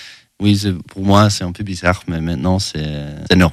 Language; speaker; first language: French; non-native, learner; Swedish